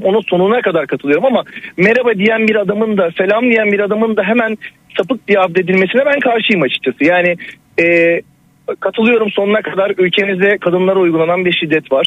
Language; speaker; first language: Turkish; native; Turkish